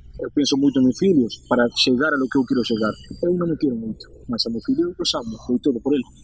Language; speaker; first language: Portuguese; non-native, learner; Spanish